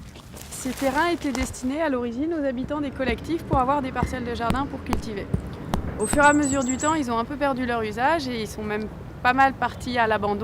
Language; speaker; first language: French; native; French